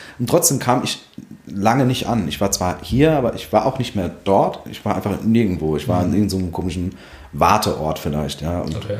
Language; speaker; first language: German; early bilingual, other home language; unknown